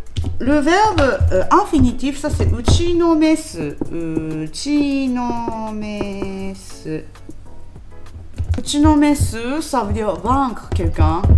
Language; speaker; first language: French; non-native, learner; Japanese